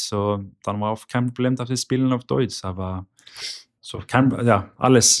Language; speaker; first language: German; non-native, learner; Icelandic